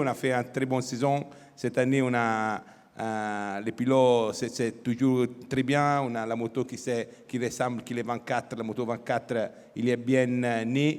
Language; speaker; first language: French; non-native, fluent; Italian